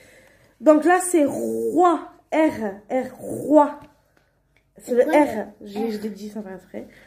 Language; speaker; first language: French; native; French